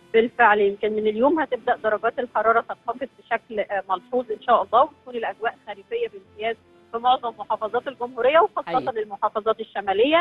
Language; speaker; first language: Arabic; native; Arabic